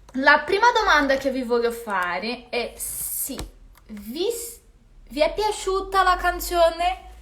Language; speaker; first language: Italian; non-native, fluent; Portuguese